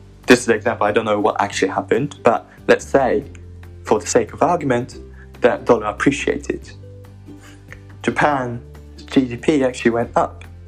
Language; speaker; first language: English; non-native, fluent; Japanese